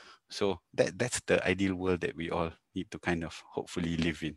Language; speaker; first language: English; non-native, local second language; Tamil